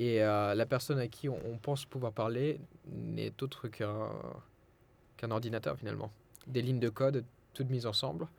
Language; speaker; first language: French; non-native, fluent; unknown